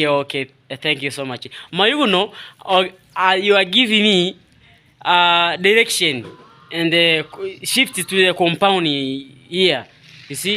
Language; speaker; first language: English; non-native, learner; Swahili